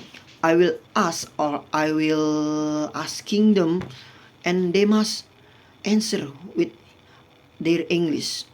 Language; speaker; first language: English; non-native, fluent; Indonesian